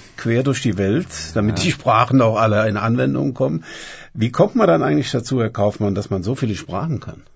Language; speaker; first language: German; native; German